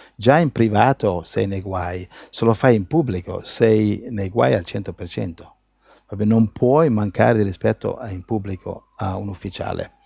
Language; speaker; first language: Italian; native; Italian